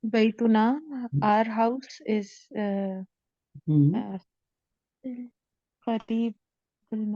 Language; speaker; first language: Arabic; non-native, learner; Urdu